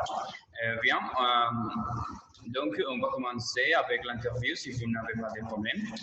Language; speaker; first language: French; non-native, learner; Spanish